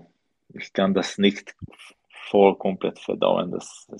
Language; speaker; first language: German; non-native, learner; Slovak